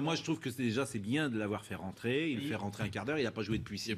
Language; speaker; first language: French; native; French